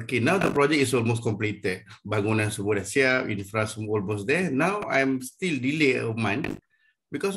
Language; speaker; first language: English; non-native, local second language; Malay